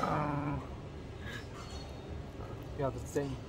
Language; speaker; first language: English; non-native, learner; Korean